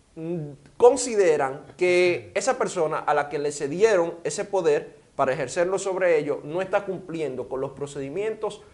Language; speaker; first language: Spanish; native; Spanish